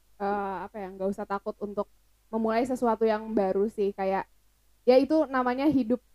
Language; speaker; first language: Indonesian; native; Indonesian